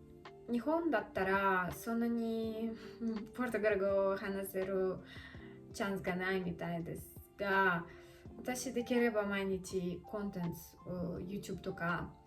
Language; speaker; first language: Japanese; non-native, learner; Russian